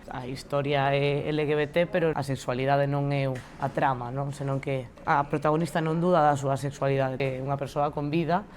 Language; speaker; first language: Galician; non-native, local second language; Spanish